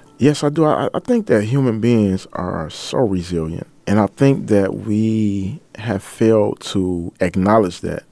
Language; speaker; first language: English; native; English